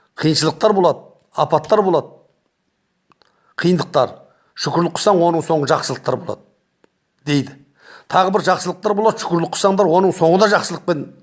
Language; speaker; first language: Kazakh; native; Kazakh